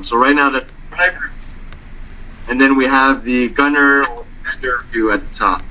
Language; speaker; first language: English; native; English